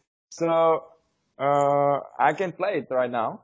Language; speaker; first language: English; non-native, learner; Czech